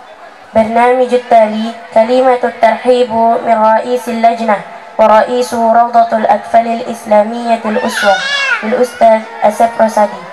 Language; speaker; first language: Arabic; non-native, learner; Indonesian